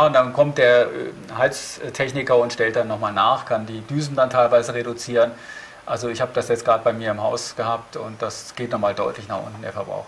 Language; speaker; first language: German; native; German